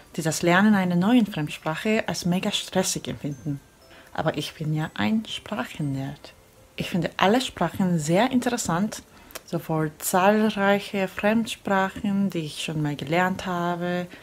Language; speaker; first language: German; non-native, fluent; Korean